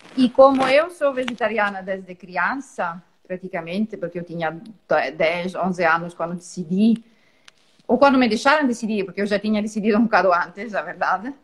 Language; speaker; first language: Portuguese; non-native, fluent; Italian